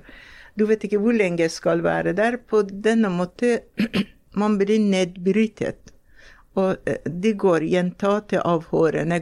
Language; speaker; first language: Norwegian; non-native, fluent; Persian